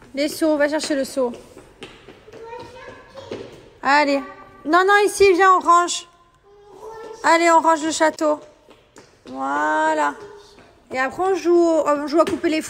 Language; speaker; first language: French; native; French